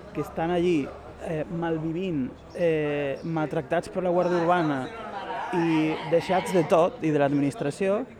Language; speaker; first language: Catalan; non-native, local second language; Galician